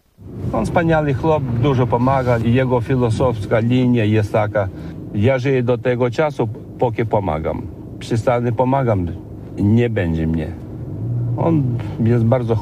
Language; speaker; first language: Polish; non-native, learner; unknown